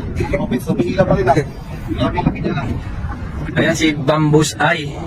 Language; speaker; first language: Filipino; non-native, local second language; Pampanga